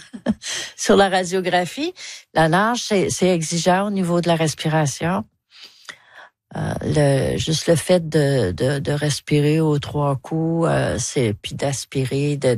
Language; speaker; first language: French; native; French